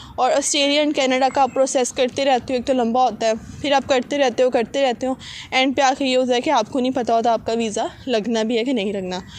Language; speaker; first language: Urdu; non-native, local second language; Punjabi